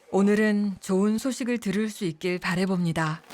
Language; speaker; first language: Korean; native; Korean